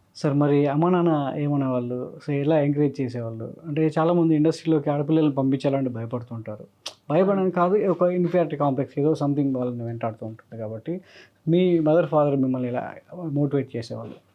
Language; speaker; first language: Telugu; native; Telugu